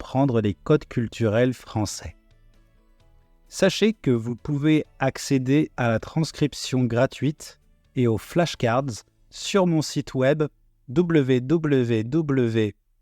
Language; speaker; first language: French; native; French